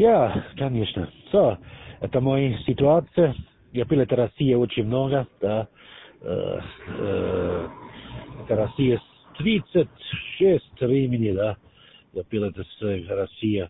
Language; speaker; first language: Russian; non-native, learner; German